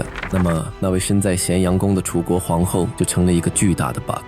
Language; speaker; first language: Chinese; native; Chinese